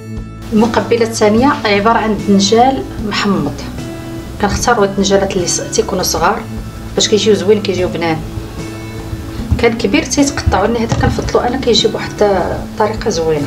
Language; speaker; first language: Arabic; native; Arabic